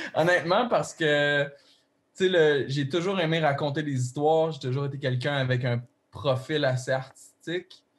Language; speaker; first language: French; native; French